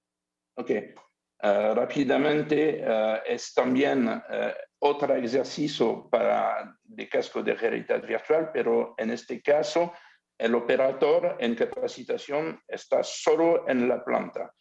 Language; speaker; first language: Spanish; non-native, learner; French